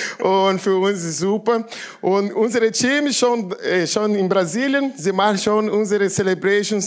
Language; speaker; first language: German; non-native, learner; Portuguese